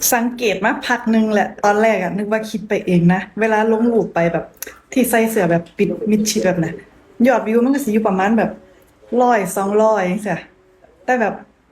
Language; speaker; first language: Thai; native; Thai